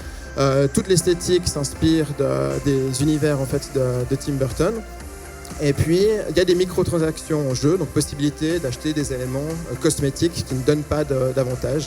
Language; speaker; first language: French; native; French